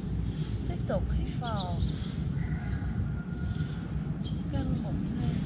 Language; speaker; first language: Vietnamese; native; Vietnamese